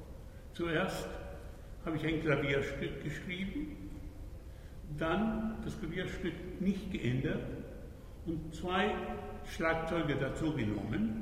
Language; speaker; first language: German; non-native, fluent; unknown